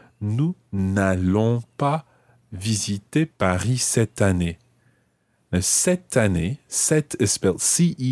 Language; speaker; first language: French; non-native, fluent; English